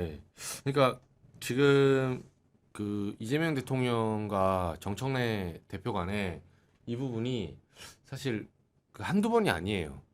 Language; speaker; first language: Korean; native; Korean